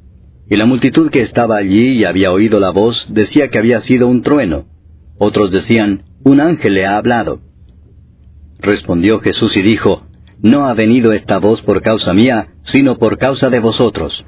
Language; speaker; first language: Spanish; native; Spanish